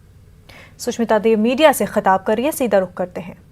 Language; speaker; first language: Hindi; native; Hindi